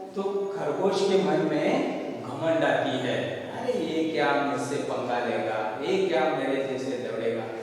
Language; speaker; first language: Hindi; non-native, local second language; Marathi